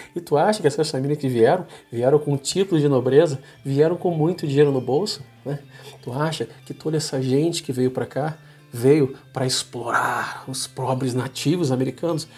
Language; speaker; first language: Portuguese; native; Portuguese